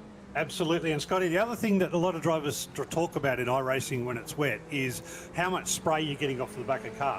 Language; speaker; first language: English; native; English